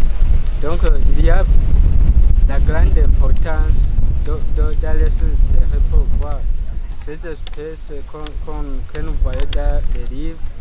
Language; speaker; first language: French; non-native, local second language; Rundi